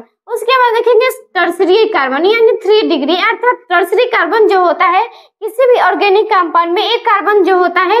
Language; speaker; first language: Hindi; native; Hindi